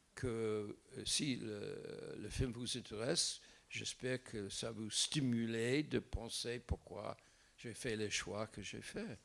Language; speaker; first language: French; non-native, fluent; English